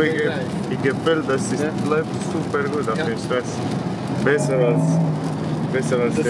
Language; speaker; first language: German; non-native, learner; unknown